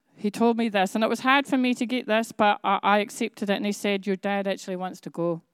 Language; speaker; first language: English; native; English